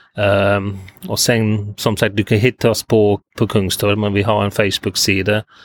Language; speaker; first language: Swedish; non-native, fluent; English